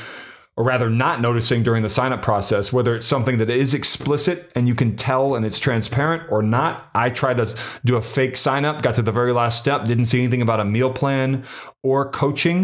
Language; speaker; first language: English; native; English